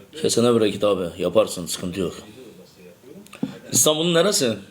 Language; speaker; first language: Turkish; native; Turkish